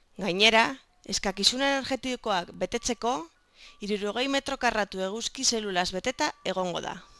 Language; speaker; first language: Basque; non-native, local second language; Spanish